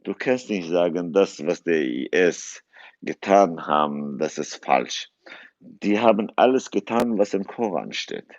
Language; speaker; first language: German; non-native, fluent; Kurdish